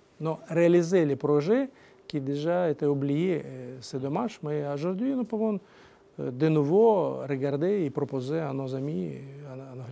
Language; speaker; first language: French; non-native, learner; Russian